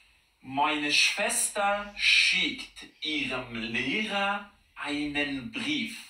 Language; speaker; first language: German; non-native, fluent; Persian